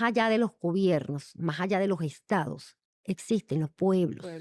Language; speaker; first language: Spanish; native; Spanish